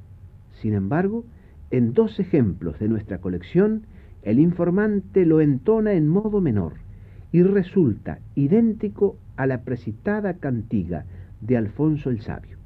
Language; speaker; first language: Spanish; native; Spanish